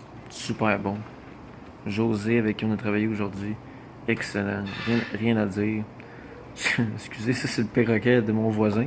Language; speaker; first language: French; native; French